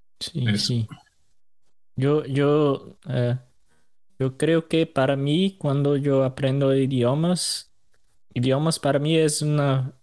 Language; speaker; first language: Spanish; non-native, learner; Portuguese